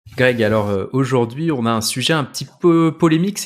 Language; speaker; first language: French; native; French